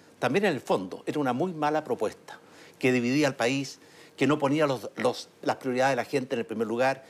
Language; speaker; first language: Spanish; native; Spanish